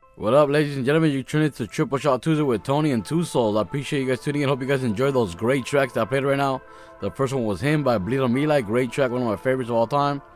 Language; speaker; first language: English; early bilingual, other home language; Spanish